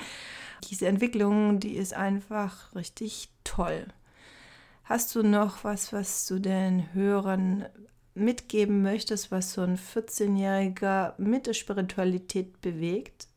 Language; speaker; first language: German; native; German